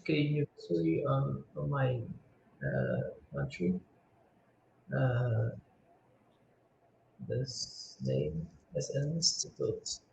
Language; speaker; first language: English; non-native, learner; Portuguese